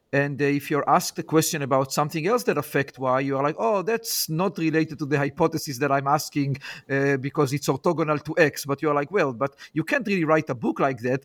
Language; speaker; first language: English; non-native, fluent; Hebrew